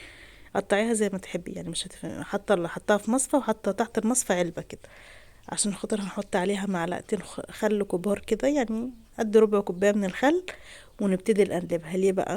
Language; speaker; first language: Arabic; native; Arabic